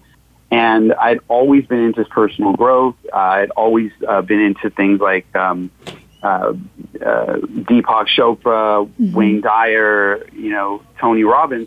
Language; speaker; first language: English; native; English